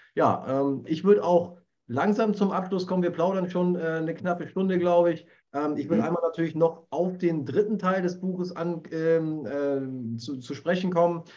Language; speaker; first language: German; native; German